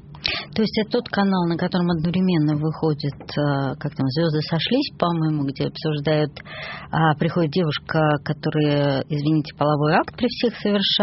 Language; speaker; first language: Russian; native; Russian